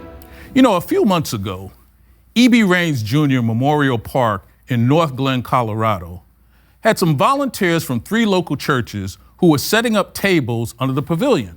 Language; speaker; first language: English; native; English